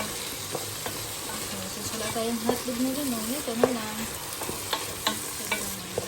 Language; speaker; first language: Filipino; native; Filipino